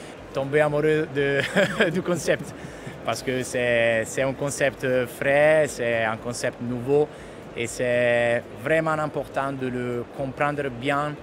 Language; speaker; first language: French; non-native, fluent; Italian